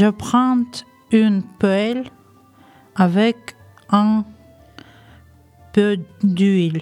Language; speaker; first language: French; non-native, learner; Ukrainian